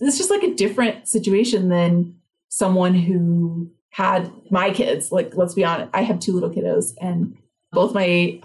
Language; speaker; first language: English; native; English